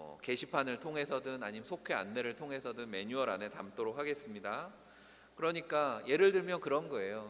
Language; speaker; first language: Korean; native; Korean